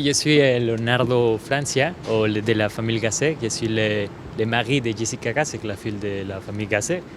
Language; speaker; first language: French; non-native, learner; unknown